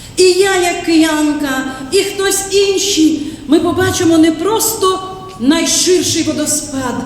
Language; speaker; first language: Ukrainian; native; Ukrainian